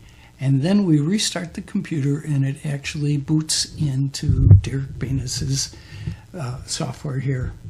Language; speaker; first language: English; native; English